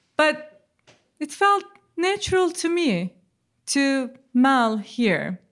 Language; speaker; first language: English; non-native, fluent; Turkish